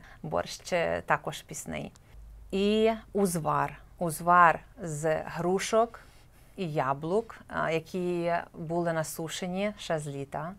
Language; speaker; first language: Ukrainian; native; Ukrainian